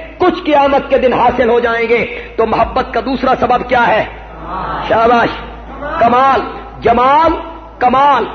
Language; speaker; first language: Urdu; non-native, local second language; Punjabi